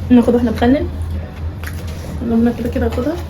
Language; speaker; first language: Arabic; native; Arabic